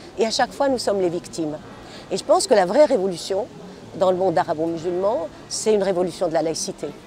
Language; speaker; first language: French; non-native, local second language; Arabic